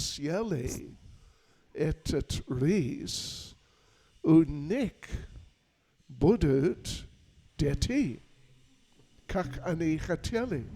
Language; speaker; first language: Russian; non-native, learner; English